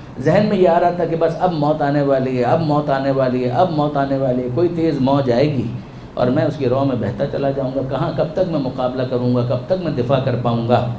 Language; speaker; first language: Urdu; non-native, local second language; Gujarati